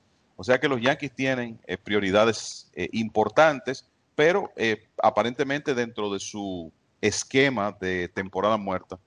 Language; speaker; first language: Spanish; native; Spanish